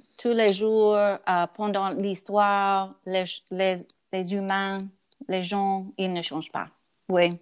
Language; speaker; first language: French; non-native, learner; English